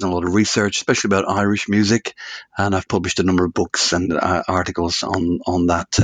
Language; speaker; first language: English; native; English